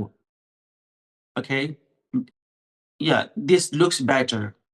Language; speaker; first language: English; non-native, local second language; Hindi